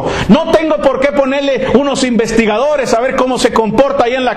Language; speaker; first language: Spanish; native; Spanish